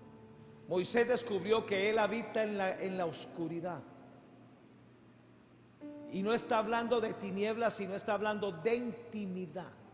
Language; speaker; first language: Spanish; native; Spanish